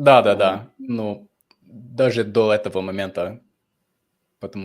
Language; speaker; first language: Russian; non-native, fluent; English